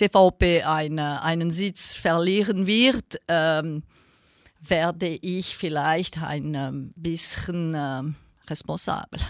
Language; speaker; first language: German; non-native, local second language; French